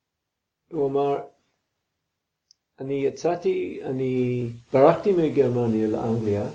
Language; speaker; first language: Hebrew; non-native, fluent; English